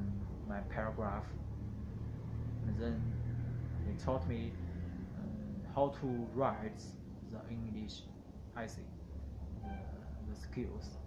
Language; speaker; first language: English; non-native, learner; Chinese